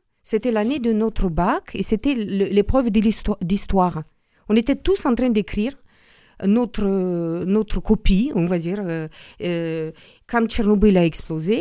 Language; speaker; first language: French; non-native, fluent; Romanian